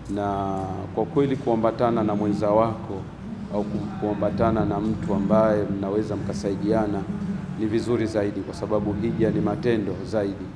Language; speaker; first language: Swahili; native; Swahili